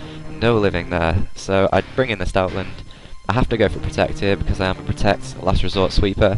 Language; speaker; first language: English; native; English